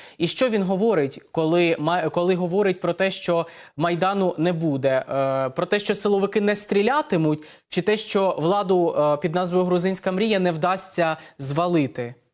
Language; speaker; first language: Ukrainian; native; Ukrainian